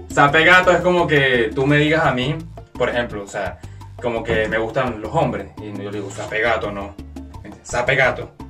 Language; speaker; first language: Spanish; native; Spanish